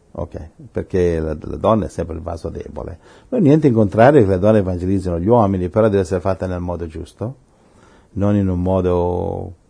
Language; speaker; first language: Italian; non-native, fluent; Spanish